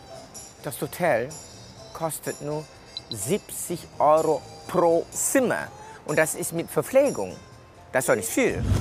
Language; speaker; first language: German; non-native, fluent; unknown